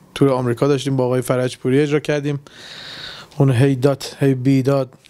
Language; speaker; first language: Persian; native; Persian